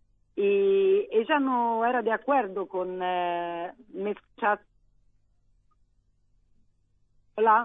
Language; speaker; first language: Spanish; non-native, learner; Italian